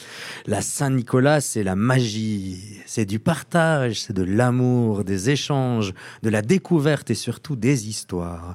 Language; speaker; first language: French; native; French